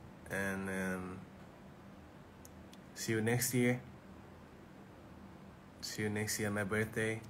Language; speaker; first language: English; non-native, fluent; Thai